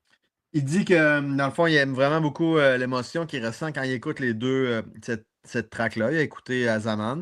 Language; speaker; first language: French; native; French